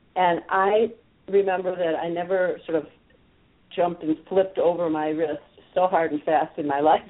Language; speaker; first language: English; native; English